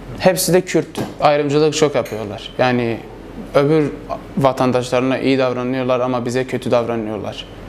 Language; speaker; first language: Turkish; non-native, local second language; Kurdish